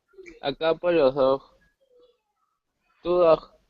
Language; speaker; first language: English; non-native, learner; Spanish